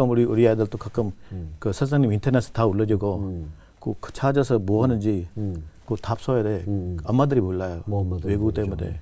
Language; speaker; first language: Korean; non-native, learner; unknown